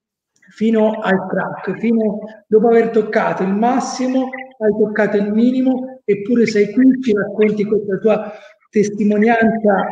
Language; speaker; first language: Italian; native; Italian